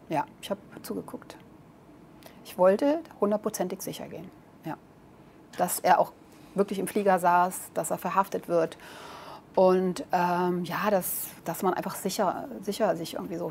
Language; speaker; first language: German; native; German